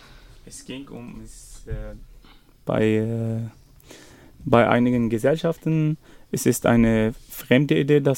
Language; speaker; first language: German; non-native, fluent; Arabic